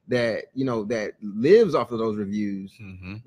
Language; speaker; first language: English; native; English